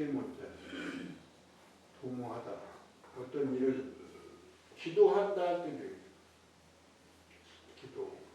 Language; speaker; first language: Korean; native; Korean